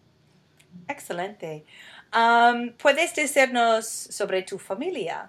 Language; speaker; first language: Spanish; non-native, fluent; English